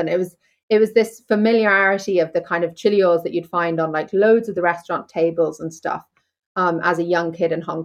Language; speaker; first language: English; native; English